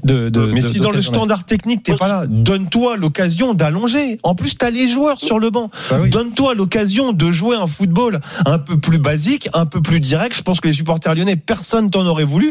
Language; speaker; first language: French; native; French